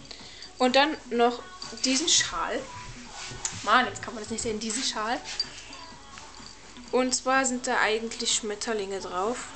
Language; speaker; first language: German; native; German